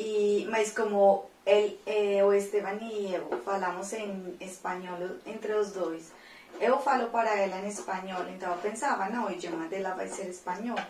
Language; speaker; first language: Portuguese; non-native, fluent; Spanish